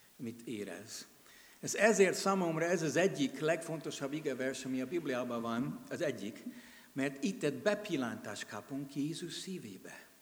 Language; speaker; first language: Hungarian; non-native, fluent; English